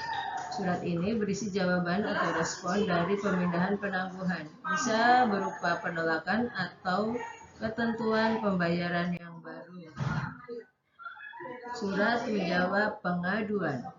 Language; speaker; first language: Indonesian; native; Indonesian